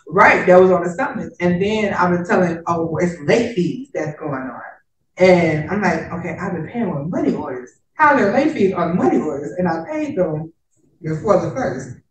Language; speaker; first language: English; native; English